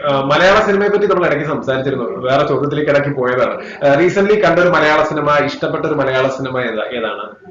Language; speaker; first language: Malayalam; native; Malayalam